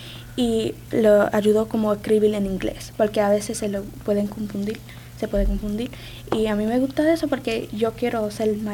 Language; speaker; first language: Spanish; early bilingual, other home language; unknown